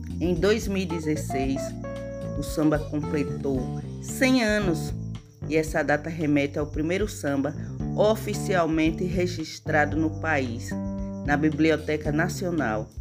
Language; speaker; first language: Portuguese; native; Portuguese